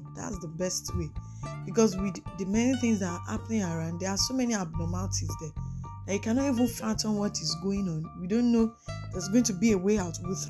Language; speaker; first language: English; non-native, local second language; Yoruba